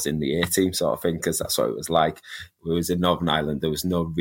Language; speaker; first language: English; native; English